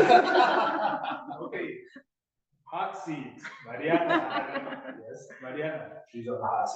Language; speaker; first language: English; non-native, fluent; Spanish